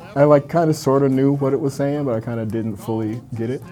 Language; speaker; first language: English; native; English